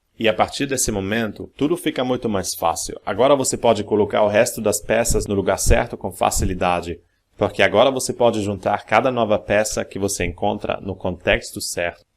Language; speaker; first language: Portuguese; non-native, fluent; German